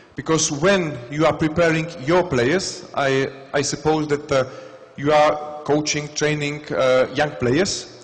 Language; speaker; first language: English; non-native, fluent; Czech